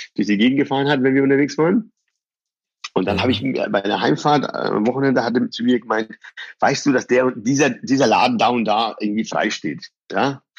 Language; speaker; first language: German; early bilingual, other home language; Persian